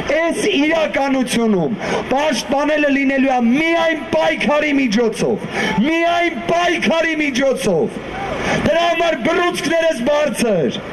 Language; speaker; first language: Armenian; native; Armenian